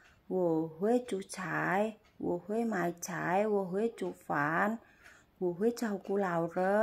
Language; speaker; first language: Chinese; non-native, learner; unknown